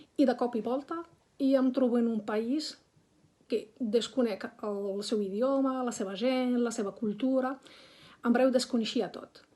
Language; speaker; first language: Catalan; non-native, fluent; Arabic